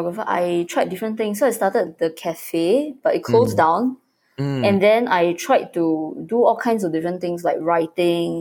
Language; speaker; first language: English; native; English